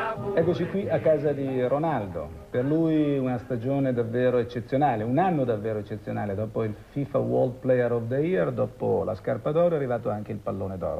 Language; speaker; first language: Italian; native; Italian